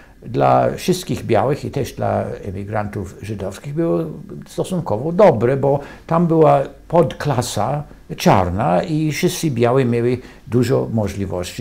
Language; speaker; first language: Polish; non-native, fluent; English